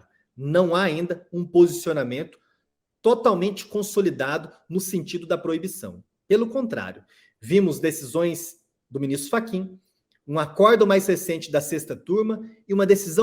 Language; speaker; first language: Portuguese; native; Portuguese